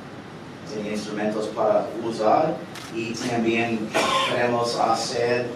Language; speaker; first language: Spanish; early bilingual, heritage; English